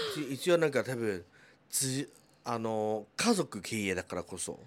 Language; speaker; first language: Japanese; non-native, fluent; Chinese